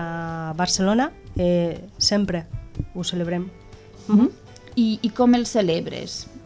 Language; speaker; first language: Catalan; non-native, local second language; Spanish